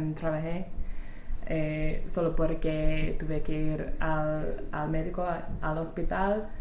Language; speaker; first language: Spanish; non-native, fluent; English